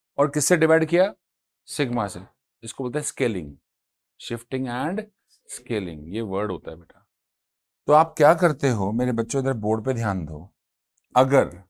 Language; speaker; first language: Hindi; native; Hindi